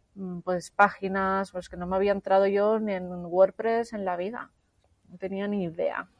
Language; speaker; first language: Spanish; native; Spanish